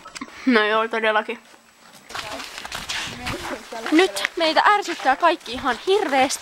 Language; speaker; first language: Finnish; native; Finnish